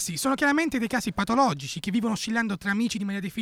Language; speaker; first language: Italian; native; Italian